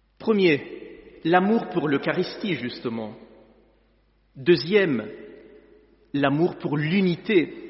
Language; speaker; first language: French; non-native, fluent; Italian